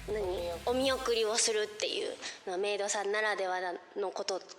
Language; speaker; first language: Japanese; native; Japanese